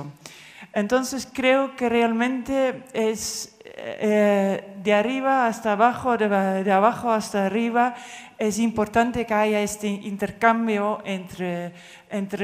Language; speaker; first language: Spanish; non-native, fluent; Dutch